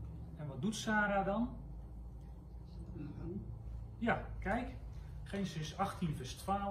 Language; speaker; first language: Dutch; native; Dutch